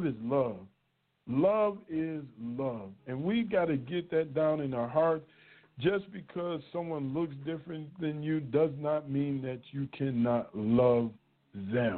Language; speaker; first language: English; native; English